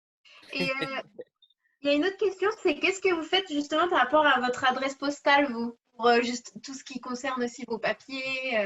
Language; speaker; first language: French; native; French